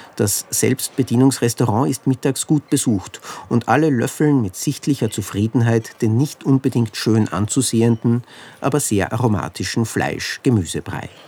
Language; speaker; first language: German; native; German